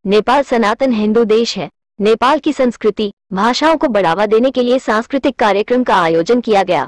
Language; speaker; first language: Hindi; native; Hindi